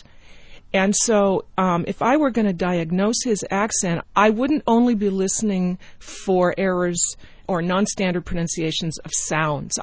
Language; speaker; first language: English; native; English